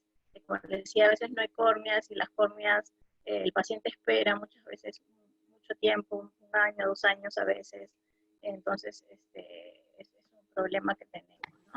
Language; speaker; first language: Spanish; native; Spanish